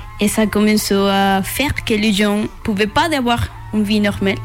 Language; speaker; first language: French; non-native, learner; Spanish